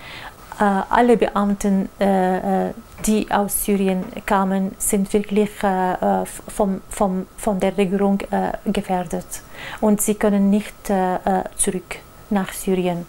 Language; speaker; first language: German; non-native, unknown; Arabic